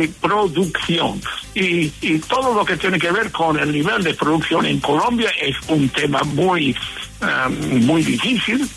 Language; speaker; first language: Spanish; non-native, fluent; English